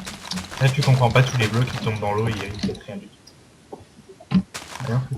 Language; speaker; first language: French; native; French